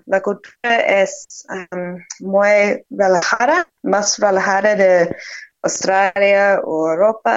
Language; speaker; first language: Spanish; non-native, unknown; English